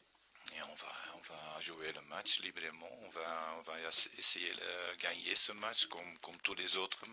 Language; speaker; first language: French; non-native, fluent; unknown